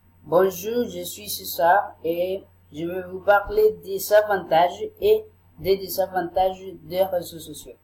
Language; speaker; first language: French; non-native, learner; Spanish